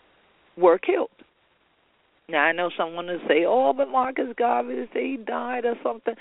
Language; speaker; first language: English; native; English